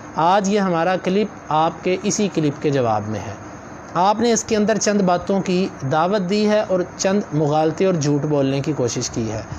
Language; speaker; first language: Urdu; non-native, local second language; Punjabi